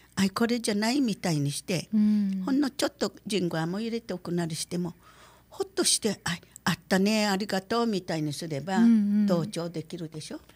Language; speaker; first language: Japanese; native; Japanese